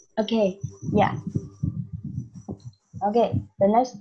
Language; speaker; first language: English; non-native, learner; Vietnamese